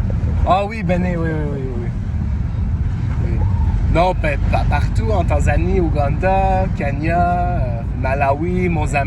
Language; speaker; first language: French; non-native, local second language; English